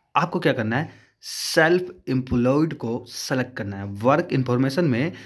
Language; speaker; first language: Hindi; native; Hindi